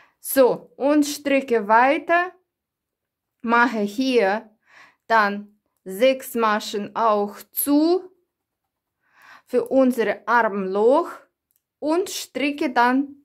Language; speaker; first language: German; non-native, learner; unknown